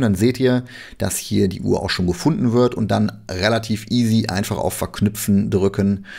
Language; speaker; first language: German; native; German